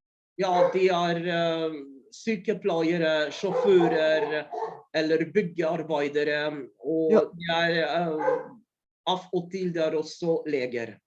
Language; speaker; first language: Norwegian; non-native, fluent; Polish